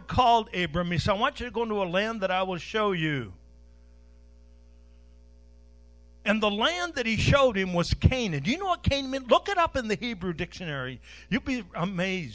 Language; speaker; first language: English; native; English